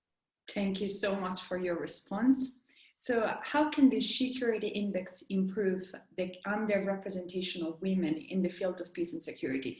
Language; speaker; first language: English; non-native, fluent; Italian